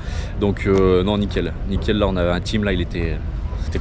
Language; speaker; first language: French; native; French